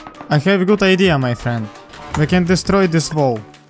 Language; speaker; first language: English; non-native, learner; Russian